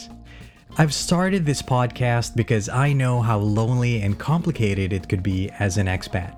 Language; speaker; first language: English; non-native, local second language; Filipino